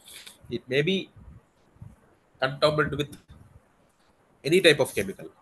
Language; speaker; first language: English; non-native, local second language; Telugu